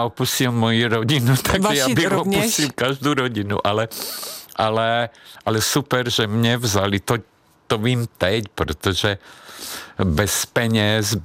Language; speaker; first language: Czech; non-native, fluent; Hungarian